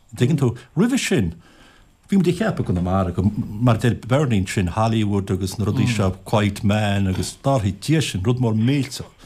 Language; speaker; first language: Irish; native; Irish